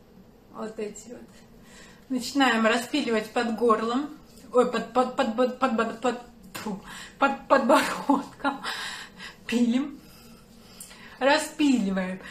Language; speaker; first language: Russian; native; Russian